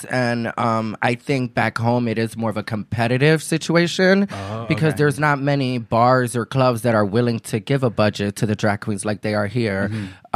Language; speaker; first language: English; early bilingual, other home language; Spanish